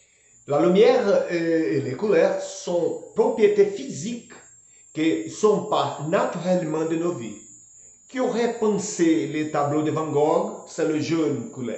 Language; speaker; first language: French; non-native, learner; Portuguese